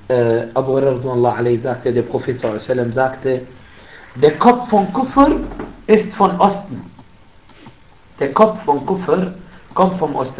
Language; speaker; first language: German; non-native, fluent; Arabic